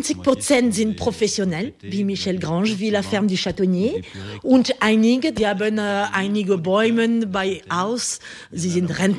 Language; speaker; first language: German; non-native, learner; French